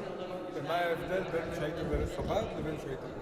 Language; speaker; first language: Hebrew; native; Hebrew